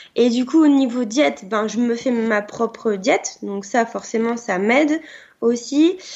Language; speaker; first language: French; native; French